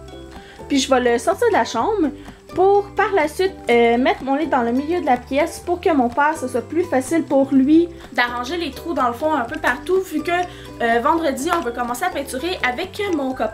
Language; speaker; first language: French; native; French